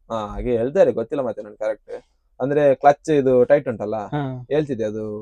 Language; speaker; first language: Kannada; non-native, local second language; Tulu